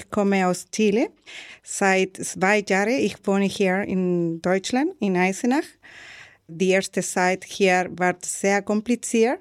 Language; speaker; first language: German; non-native, learner; Spanish